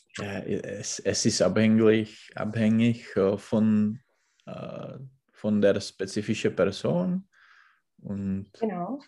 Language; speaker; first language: German; non-native, learner; Czech